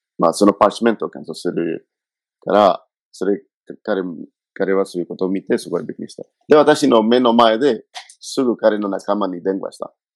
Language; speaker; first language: Japanese; non-native, fluent; Spanish